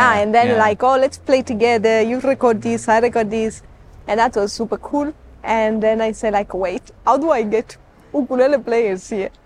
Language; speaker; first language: English; non-native, fluent; Italian